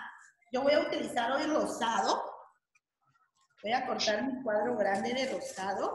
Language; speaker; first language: Spanish; native; Spanish